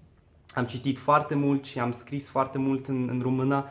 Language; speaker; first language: Romanian; non-native, learner; Arabic